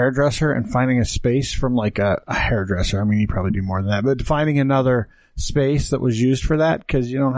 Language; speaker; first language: English; native; English